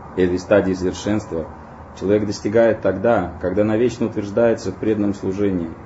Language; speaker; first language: Russian; native; Russian